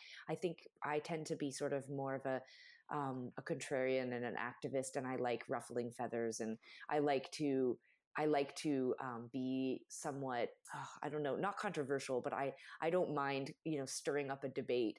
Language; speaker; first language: English; native; English